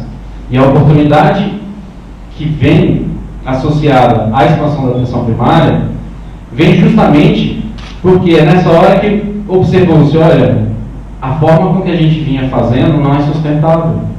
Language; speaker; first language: Portuguese; native; Portuguese